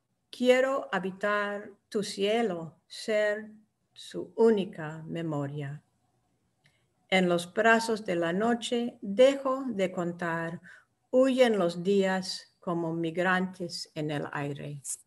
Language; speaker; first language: Spanish; non-native, fluent; English